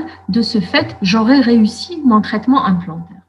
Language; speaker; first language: French; non-native, local second language; Arabic